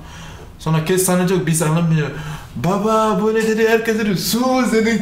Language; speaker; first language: Turkish; non-native, fluent; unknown